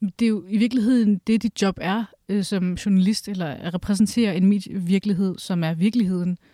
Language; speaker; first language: Danish; early bilingual, other home language; Kurdish